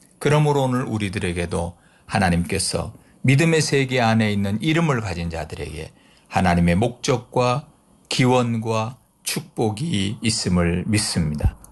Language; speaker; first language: Korean; native; Korean